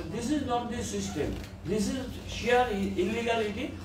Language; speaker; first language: Hindi; non-native, local second language; Bangla